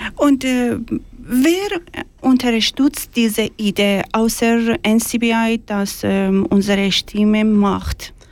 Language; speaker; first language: German; non-native, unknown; Persian